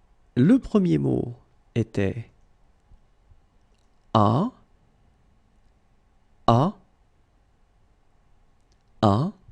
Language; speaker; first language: French; native; French